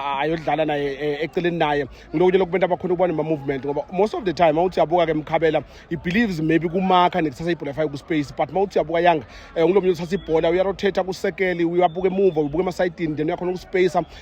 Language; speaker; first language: Zulu; non-native, local second language; Swati